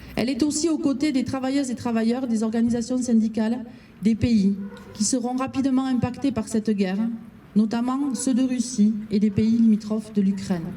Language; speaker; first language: French; native; French